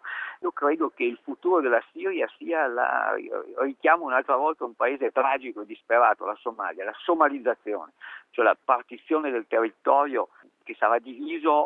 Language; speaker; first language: Italian; native; Italian